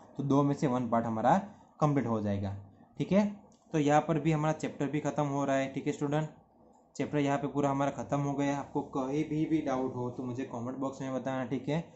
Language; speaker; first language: Hindi; non-native, local second language; Gujarati